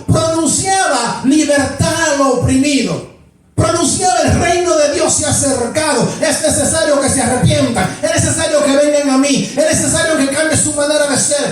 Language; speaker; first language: Spanish; native; Spanish